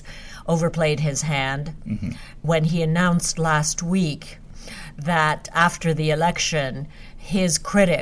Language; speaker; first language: English; non-native, fluent; Hungarian